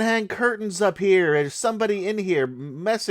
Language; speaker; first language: English; native; English